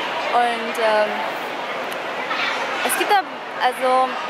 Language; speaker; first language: German; early bilingual, other home language; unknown